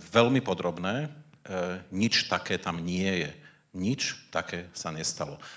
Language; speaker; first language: Slovak; native; Slovak